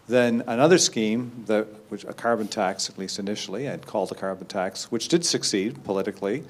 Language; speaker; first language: English; native; English